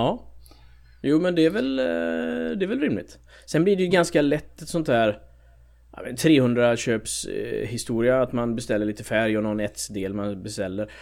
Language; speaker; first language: Swedish; native; Swedish